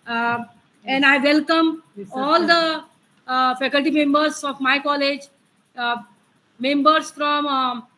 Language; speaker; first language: English; non-native, local second language; Marathi